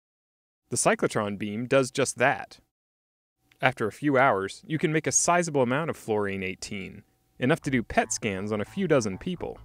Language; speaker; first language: English; native; English